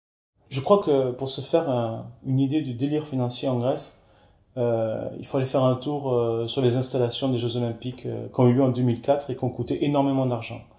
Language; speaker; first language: French; native; French